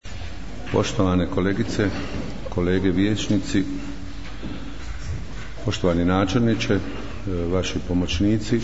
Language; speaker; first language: Croatian; native; Croatian